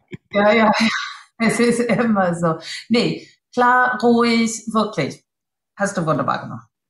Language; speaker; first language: German; non-native, fluent; English